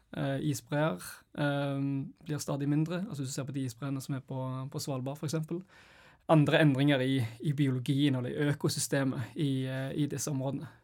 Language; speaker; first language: Norwegian; native; Norwegian